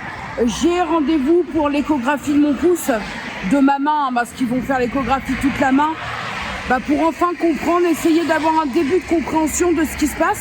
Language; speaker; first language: French; native; French